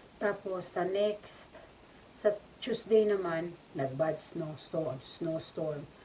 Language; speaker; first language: Filipino; non-native, local second language; Cebuano